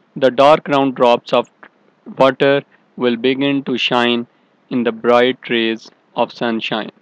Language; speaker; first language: English; non-native, local second language; Urdu